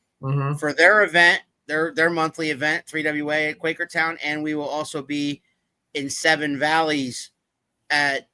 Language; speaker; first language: English; native; English